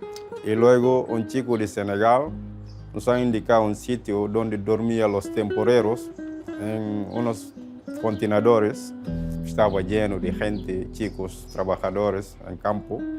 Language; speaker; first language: Spanish; non-native, learner; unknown